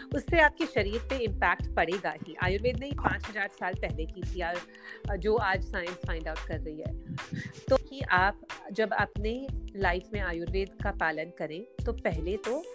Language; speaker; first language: Hindi; non-native, local second language; Gujarati